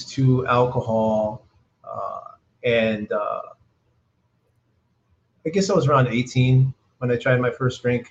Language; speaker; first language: English; native; English